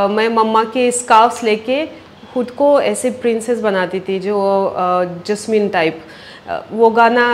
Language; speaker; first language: Hindi; non-native, fluent; Russian